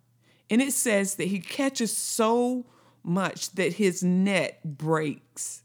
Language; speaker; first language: English; native; English